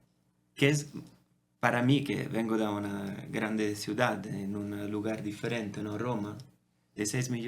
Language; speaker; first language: Spanish; non-native, fluent; Italian